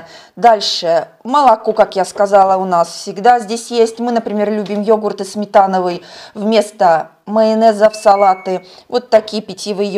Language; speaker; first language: Russian; native; Russian